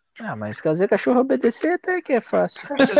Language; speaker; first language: Portuguese; native; Portuguese